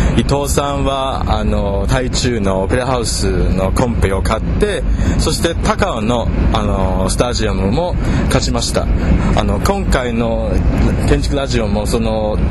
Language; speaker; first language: Japanese; non-native, fluent; Chinese